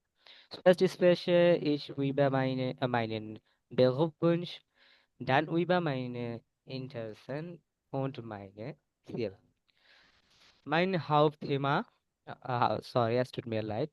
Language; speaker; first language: German; non-native, learner; Bangla